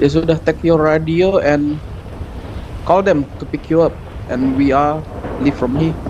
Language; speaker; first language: English; non-native, learner; Indonesian